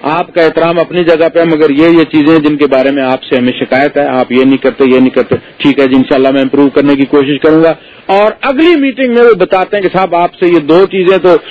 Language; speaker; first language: Urdu; native; Urdu